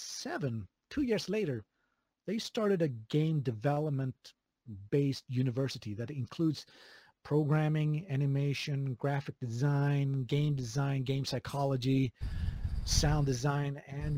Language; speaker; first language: English; non-native, fluent; Swedish